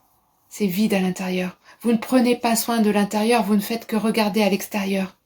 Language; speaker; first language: French; native; French